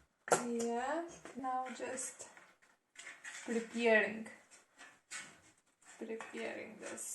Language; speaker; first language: English; non-native, learner; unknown